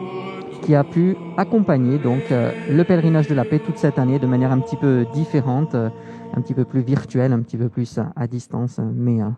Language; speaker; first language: French; native; French